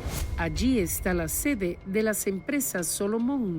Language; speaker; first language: Spanish; native; Spanish